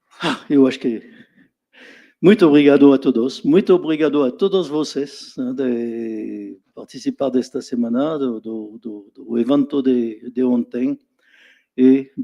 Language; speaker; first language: Portuguese; non-native, fluent; French